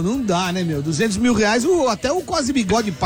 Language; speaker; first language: Portuguese; native; Portuguese